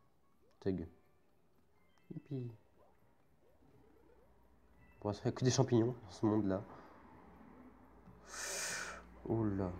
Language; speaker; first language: French; native; French